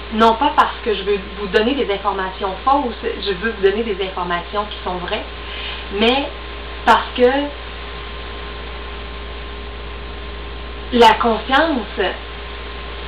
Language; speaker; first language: French; native; French